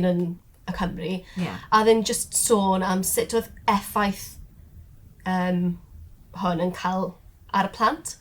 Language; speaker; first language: Welsh; non-native, local second language; English